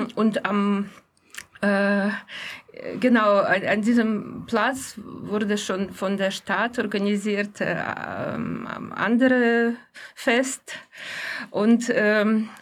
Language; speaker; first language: German; non-native, fluent; Russian